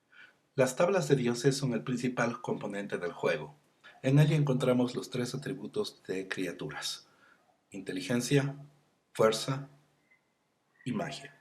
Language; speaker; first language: Spanish; native; Spanish